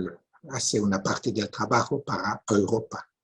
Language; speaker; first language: Spanish; non-native, fluent; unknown